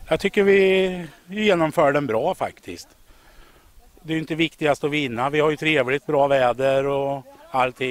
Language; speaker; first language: Swedish; native; Swedish